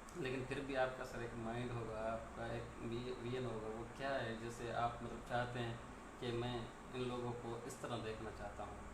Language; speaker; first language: Urdu; non-native, local second language; Sindhi